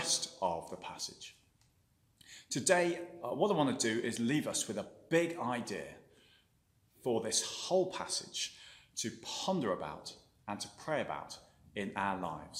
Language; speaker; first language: English; native; English